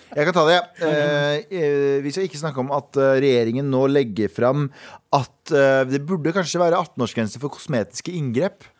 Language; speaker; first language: Norwegian; early bilingual, other home language; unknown